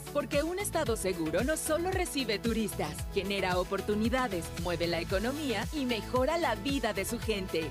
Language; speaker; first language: Spanish; native; Spanish